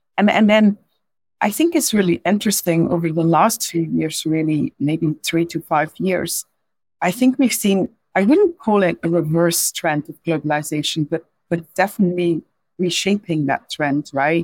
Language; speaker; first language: English; non-native, fluent; Dutch